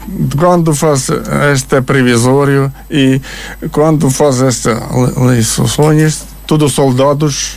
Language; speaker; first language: Portuguese; non-native, learner; Ukrainian